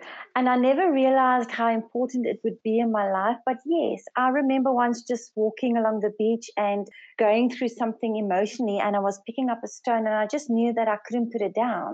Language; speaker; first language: English; non-native, local second language; Afrikaans